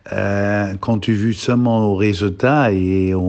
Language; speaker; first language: French; non-native, fluent; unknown